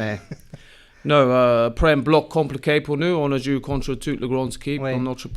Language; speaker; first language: French; non-native, learner; English